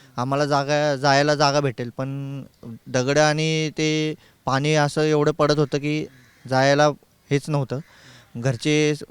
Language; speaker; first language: Marathi; native; Marathi